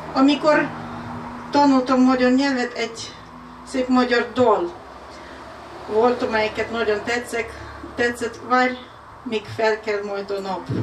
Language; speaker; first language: Hungarian; non-native, fluent; Ukrainian